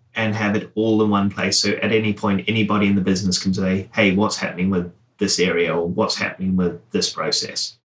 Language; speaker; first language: English; native; English